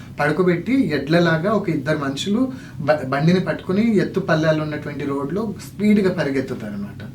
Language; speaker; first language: Telugu; non-native, local second language; Lambadi